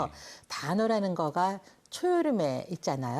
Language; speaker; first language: Korean; native; Korean